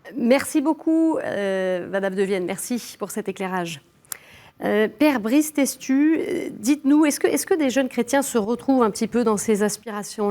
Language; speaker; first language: French; native; French